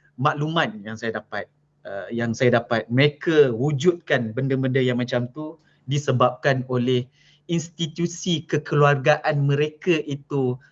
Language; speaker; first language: Malay; native; Malay